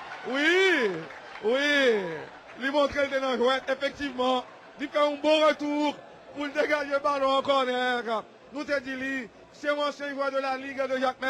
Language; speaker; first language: French; non-native, local second language; Haitian Creole